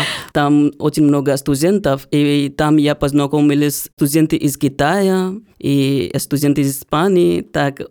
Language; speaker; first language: Russian; non-native, learner; Hindi